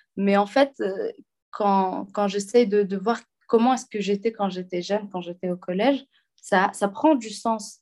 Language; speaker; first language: French; non-native, local second language; Arabic